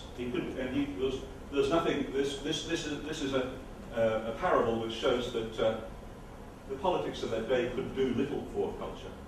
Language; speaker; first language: English; non-native, fluent; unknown